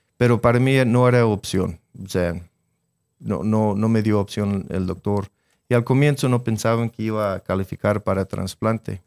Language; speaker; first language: Spanish; non-native, fluent; English